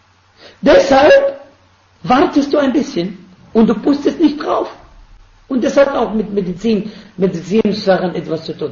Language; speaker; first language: German; non-native, fluent; Arabic